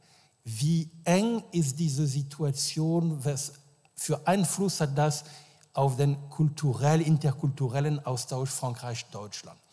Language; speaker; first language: German; non-native, fluent; French